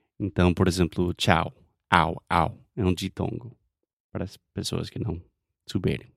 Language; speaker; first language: Portuguese; non-native, fluent; English